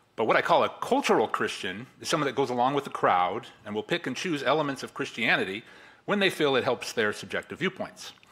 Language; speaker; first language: English; native; English